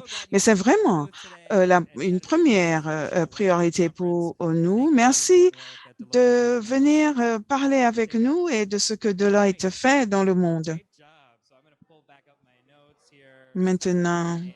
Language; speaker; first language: French; non-native, fluent; English